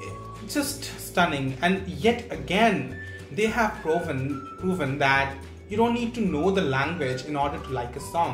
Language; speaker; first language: English; non-native, local second language; Bangla